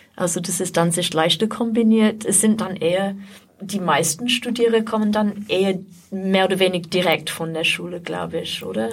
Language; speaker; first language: German; non-native, fluent; English